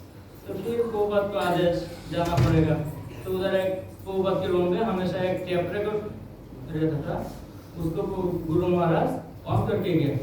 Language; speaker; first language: Hindi; non-native, local second language; Bangla